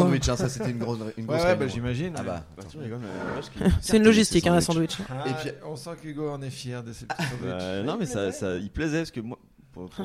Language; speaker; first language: French; native; French